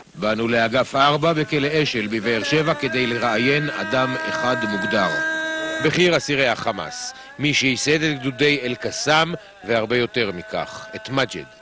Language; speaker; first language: Hebrew; native; Hebrew